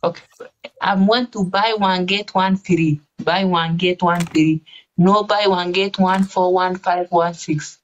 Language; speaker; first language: English; non-native, learner; Arabic